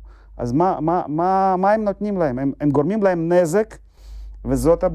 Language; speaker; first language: Hebrew; non-native, fluent; Russian